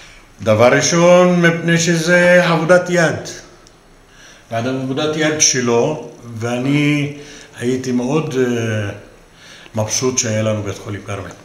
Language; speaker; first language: Hebrew; non-native, local second language; Arabic